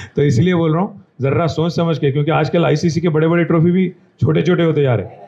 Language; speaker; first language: Hindi; non-native, local second language; Telugu